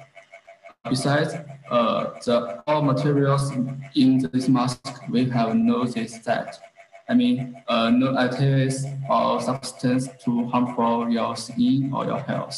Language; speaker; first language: English; non-native, learner; Chinese